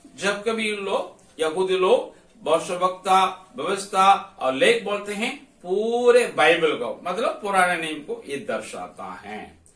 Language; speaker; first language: Hindi; non-native, local second language; Tamil